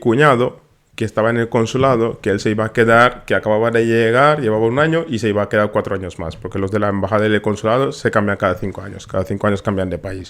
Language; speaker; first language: Spanish; non-native, fluent; Wolof